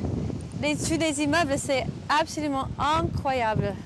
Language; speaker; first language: French; non-native, learner; English